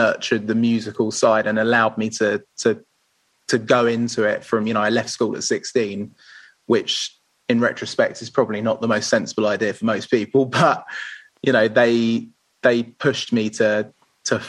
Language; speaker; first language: English; native; English